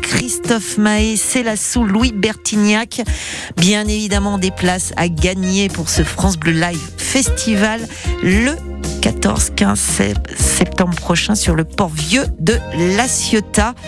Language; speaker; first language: French; native; French